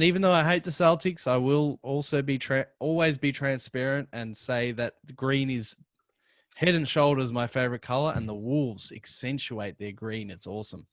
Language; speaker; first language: English; native; English